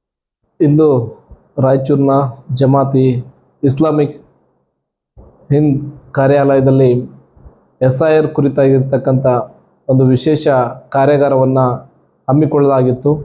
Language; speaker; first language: Kannada; native; Kannada